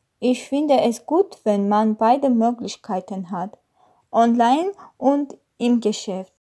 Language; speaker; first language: German; non-native, learner; Armenian